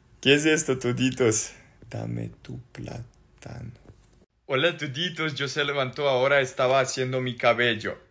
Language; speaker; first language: Spanish; non-native, learner; Serbian